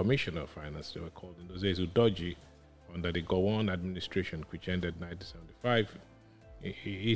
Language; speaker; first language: English; non-native, local second language; Yoruba